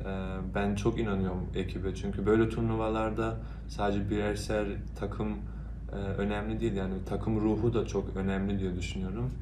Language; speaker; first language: Turkish; early bilingual, heritage; Turkish